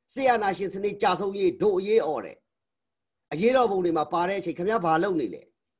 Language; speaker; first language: Burmese; native; Burmese